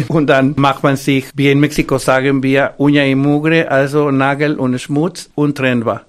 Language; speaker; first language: German; non-native, fluent; Spanish